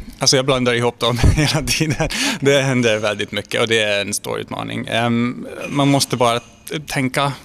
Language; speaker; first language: Swedish; non-native, fluent; Hungarian